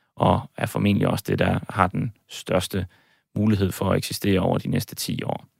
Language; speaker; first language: Danish; native; Danish